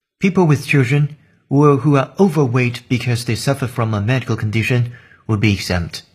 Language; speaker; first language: English; non-native, fluent; Chinese